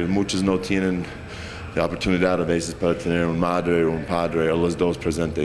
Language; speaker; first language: Spanish; non-native, fluent; English